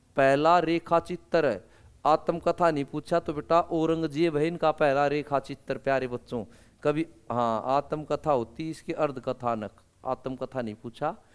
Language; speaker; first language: Hindi; native; Hindi